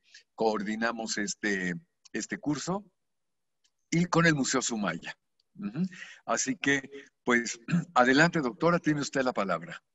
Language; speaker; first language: Spanish; native; Spanish